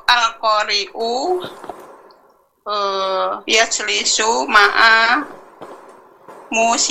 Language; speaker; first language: Arabic; non-native, learner; Indonesian